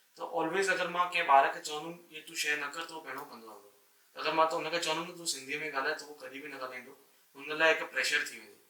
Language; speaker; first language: Sindhi; native; Sindhi